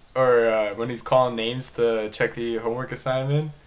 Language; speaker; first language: English; native; English